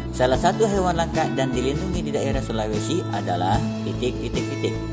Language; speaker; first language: Indonesian; native; Indonesian